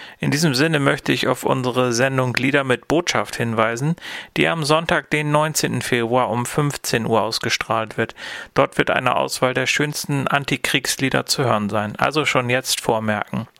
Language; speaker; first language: German; native; German